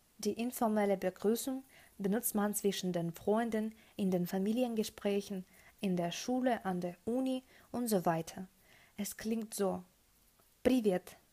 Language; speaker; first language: German; non-native, fluent; Russian